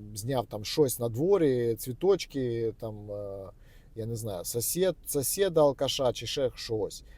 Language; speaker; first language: Ukrainian; native; Ukrainian